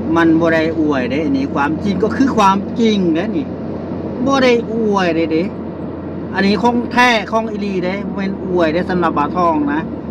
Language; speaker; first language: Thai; non-native, local second language; Lao